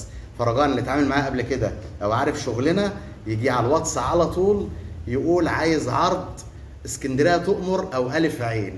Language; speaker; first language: Arabic; native; Arabic